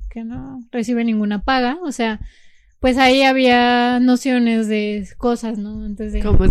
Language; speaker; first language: Spanish; native; Spanish